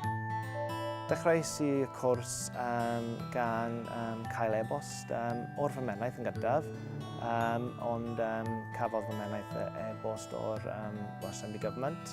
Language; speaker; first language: Welsh; non-native, local second language; English